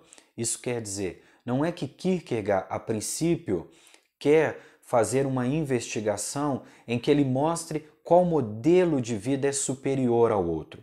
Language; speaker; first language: Portuguese; native; Portuguese